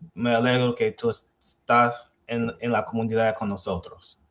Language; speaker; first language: Spanish; non-native, fluent; English